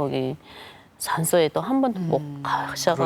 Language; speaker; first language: Korean; non-native, fluent; Mongolian